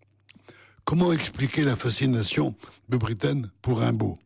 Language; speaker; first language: French; native; French